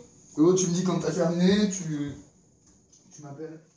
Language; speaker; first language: French; native; French